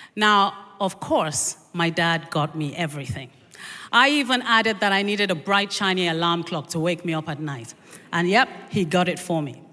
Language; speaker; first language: English; native; English